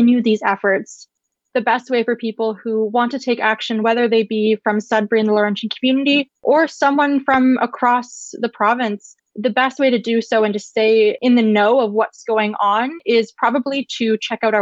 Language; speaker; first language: English; native; English